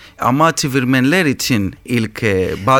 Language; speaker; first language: Turkish; non-native, learner; Greek